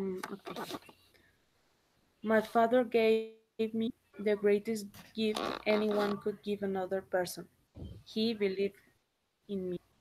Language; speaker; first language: English; non-native, learner; Spanish